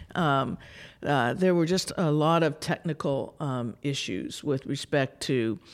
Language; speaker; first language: English; native; English